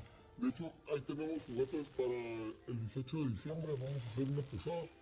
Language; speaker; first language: Spanish; native; Spanish